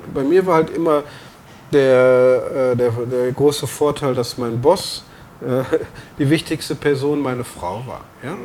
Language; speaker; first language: German; native; German